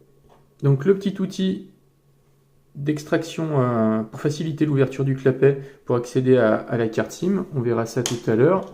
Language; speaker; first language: French; native; French